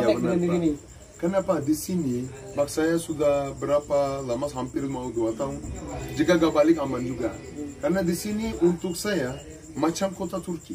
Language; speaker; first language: Indonesian; non-native, learner; Kurdish